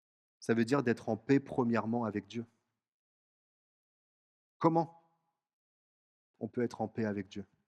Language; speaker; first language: French; native; French